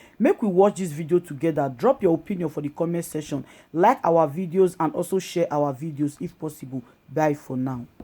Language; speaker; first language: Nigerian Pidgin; non-native, local second language; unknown